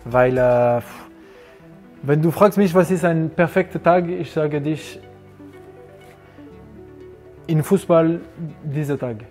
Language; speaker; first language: German; non-native, learner; French